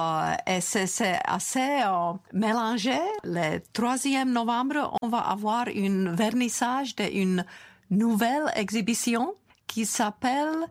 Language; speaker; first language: French; non-native, fluent; Czech